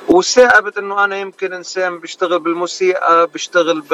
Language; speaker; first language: Arabic; native; Arabic